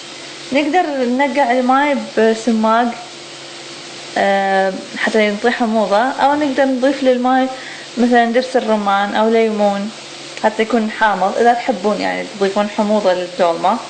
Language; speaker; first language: Arabic; native; Arabic